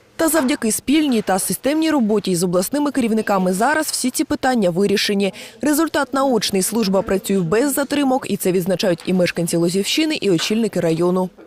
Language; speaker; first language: Ukrainian; native; Ukrainian